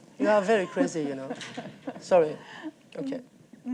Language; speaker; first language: English; non-native, learner; French